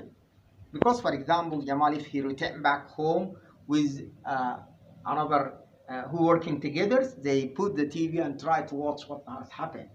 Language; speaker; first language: English; non-native, fluent; Arabic